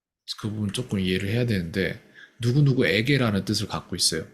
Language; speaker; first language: Korean; native; Korean